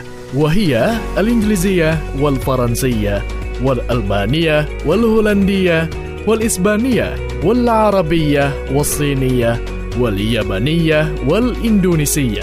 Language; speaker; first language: Arabic; non-native, fluent; Indonesian